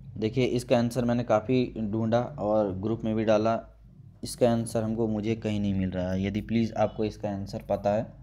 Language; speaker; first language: Hindi; native; Hindi